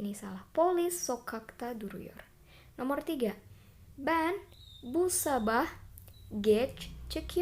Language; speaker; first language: Turkish; non-native, fluent; Indonesian